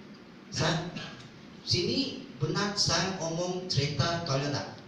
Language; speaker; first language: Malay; non-native, local second language; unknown